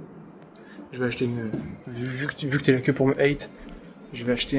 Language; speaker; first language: French; native; French